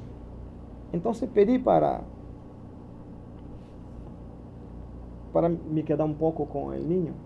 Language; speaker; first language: Spanish; non-native, learner; Portuguese